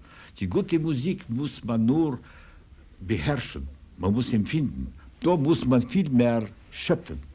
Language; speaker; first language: German; non-native, fluent; Russian